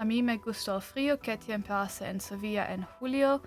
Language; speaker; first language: Spanish; non-native, learner; English